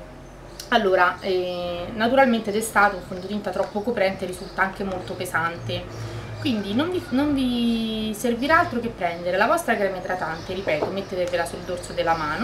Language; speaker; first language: Italian; native; Italian